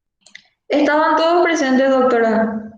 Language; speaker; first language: Spanish; native; Spanish